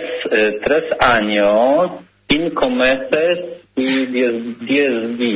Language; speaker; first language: Spanish; non-native, learner; Polish